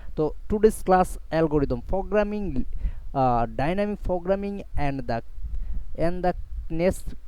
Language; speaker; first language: English; non-native, local second language; Bangla